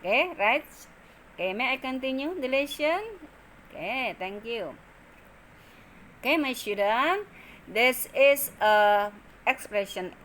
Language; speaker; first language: English; non-native, learner; Indonesian